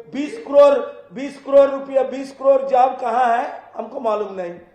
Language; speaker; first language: Hindi; non-native, local second language; Telugu